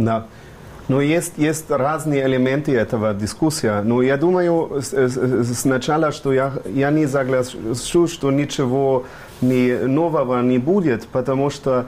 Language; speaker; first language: Russian; non-native, fluent; German